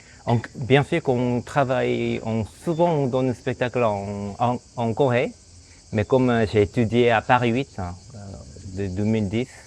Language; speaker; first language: French; non-native, fluent; Korean